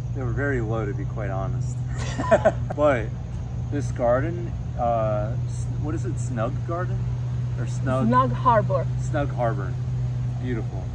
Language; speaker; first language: English; native; English